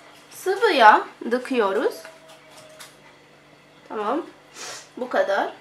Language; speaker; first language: Turkish; non-native, learner; Arabic